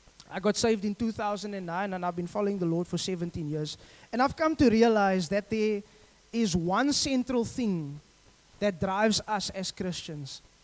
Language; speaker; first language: English; native; English